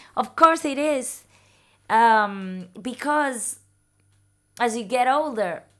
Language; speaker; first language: English; non-native, fluent; Spanish